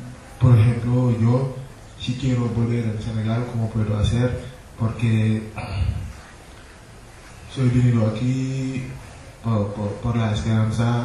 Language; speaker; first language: Spanish; non-native, learner; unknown